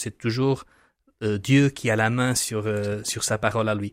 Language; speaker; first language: French; non-native, fluent; Portuguese